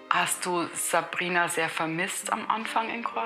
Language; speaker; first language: German; native; German